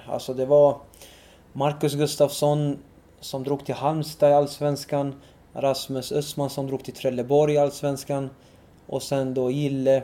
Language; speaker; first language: Swedish; early bilingual, other home language; Arabic